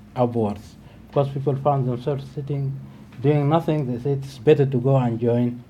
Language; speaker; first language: English; non-native, fluent; Arabic